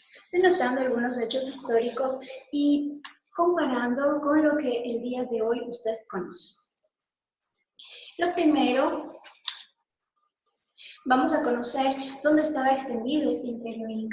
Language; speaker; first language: Spanish; native; Spanish